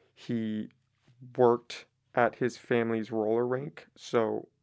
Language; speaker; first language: English; early bilingual, other home language; Spanish